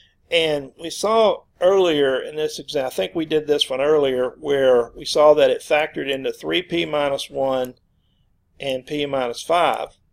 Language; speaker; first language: English; native; English